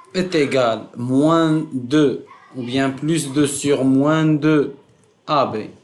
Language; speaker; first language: French; non-native, local second language; Arabic